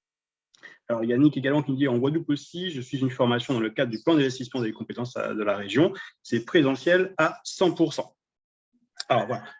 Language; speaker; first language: French; native; French